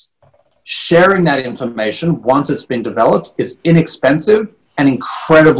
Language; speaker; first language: English; native; English